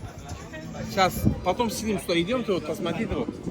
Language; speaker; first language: Russian; non-native, learner; Turkish